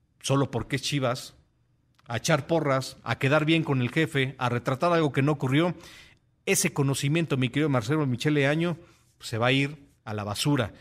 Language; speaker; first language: Spanish; native; Spanish